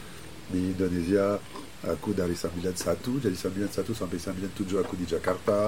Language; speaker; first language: Indonesian; non-native, fluent; French